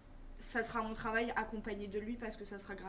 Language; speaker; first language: French; native; French